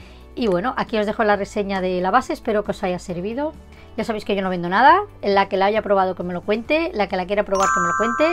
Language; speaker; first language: Spanish; native; Spanish